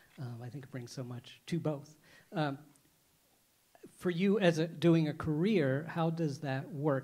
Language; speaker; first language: English; native; English